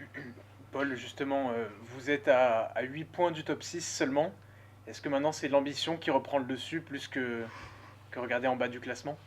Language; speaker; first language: French; native; French